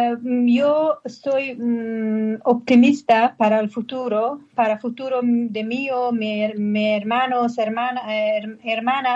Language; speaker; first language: Spanish; non-native, learner; Persian